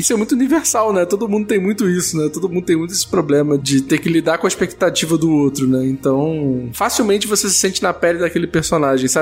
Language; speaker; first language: Portuguese; native; Portuguese